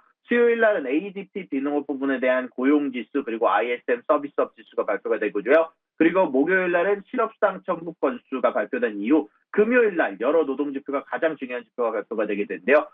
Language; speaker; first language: Korean; native; Korean